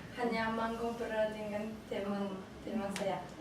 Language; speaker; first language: Indonesian; non-native, learner; Japanese